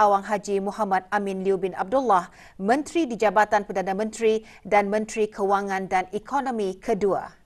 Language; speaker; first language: Malay; native; Malay